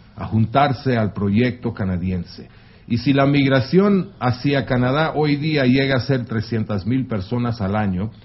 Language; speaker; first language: Spanish; non-native, fluent; French